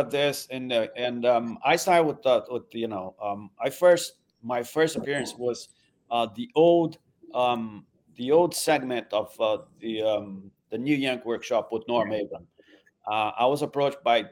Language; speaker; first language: English; non-native, fluent; Portuguese